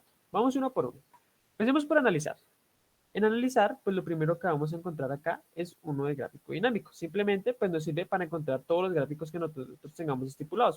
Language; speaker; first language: Spanish; native; Spanish